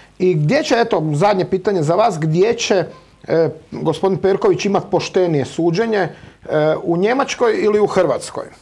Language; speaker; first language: Croatian; native; Croatian